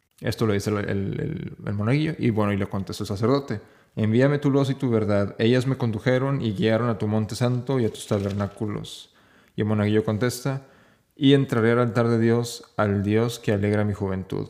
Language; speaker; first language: Spanish; native; Spanish